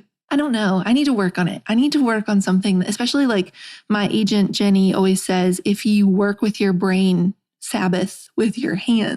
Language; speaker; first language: English; native; English